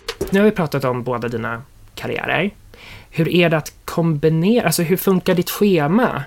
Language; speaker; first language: Swedish; native; Swedish